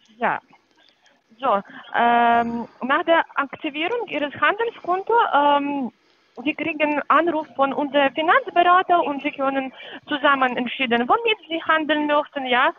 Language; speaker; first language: German; non-native, learner; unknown